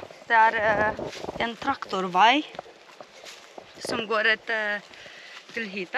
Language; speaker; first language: Norwegian; non-native, fluent; Romanian